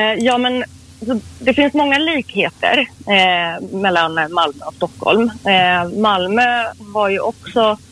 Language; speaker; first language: Swedish; early bilingual, other home language; Persian